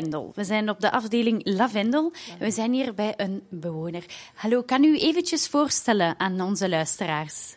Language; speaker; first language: Dutch; native; Dutch